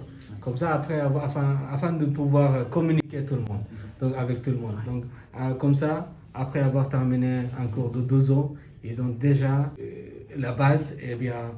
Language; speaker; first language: French; non-native, learner; Bangla